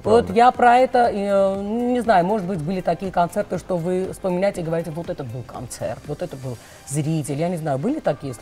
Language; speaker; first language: Russian; non-native, local second language; Armenian